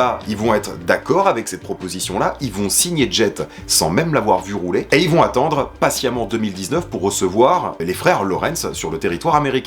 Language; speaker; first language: French; native; French